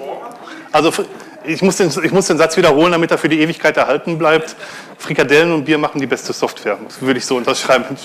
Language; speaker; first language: German; native; German